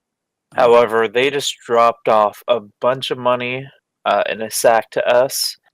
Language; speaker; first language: English; native; English